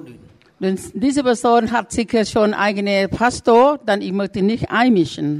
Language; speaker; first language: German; non-native, learner; Thai